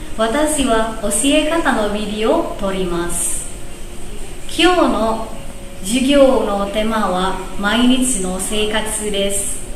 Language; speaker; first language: Japanese; non-native, fluent; Indonesian